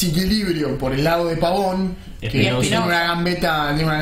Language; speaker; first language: Spanish; native; Spanish